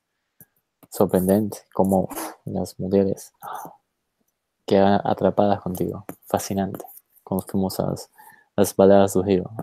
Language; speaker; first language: Portuguese; non-native, fluent; Spanish